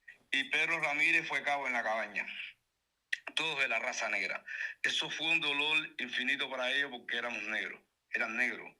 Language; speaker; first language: Spanish; native; Spanish